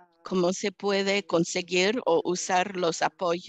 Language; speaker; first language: Spanish; early bilingual, heritage; English